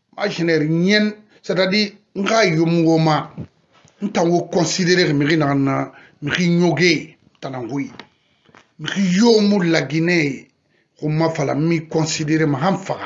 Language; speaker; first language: French; non-native, local second language; Susu